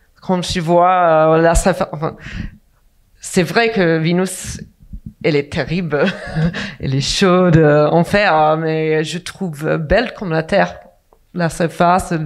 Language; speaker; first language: French; non-native, fluent; English